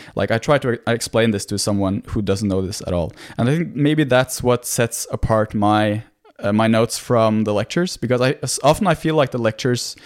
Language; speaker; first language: English; non-native, fluent; Norwegian